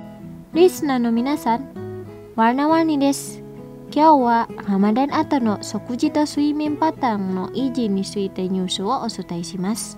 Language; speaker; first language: Japanese; non-native, fluent; Indonesian